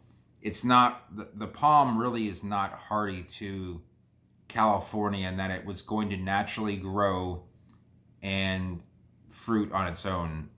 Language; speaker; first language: English; native; English